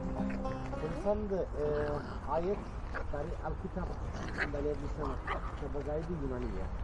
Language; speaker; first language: Indonesian; non-native, learner; Turkish